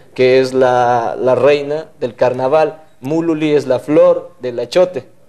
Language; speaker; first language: Spanish; non-native, local second language; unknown